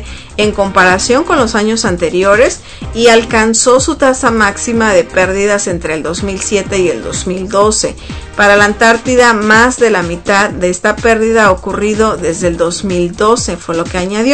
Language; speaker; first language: Spanish; native; Spanish